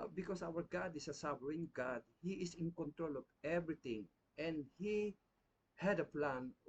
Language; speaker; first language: English; non-native, local second language; Filipino